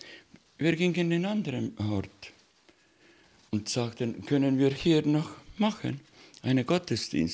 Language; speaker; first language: German; non-native, learner; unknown